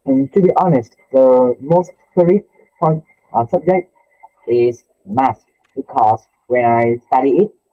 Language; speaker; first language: English; non-native, learner; Vietnamese